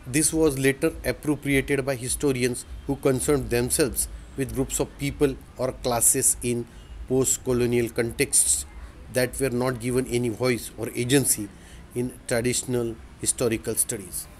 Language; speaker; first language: English; non-native, local second language; Marathi